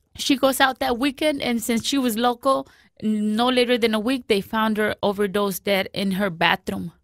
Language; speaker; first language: English; non-native, fluent; Spanish